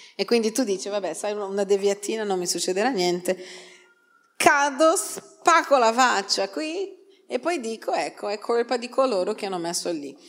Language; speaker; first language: Italian; non-native, fluent; Portuguese